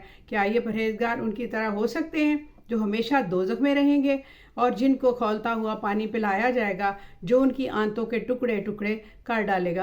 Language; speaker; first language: Urdu; native; Urdu